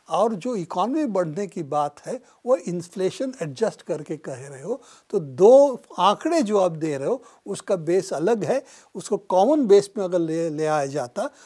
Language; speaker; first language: Hindi; non-native, local second language; Bangla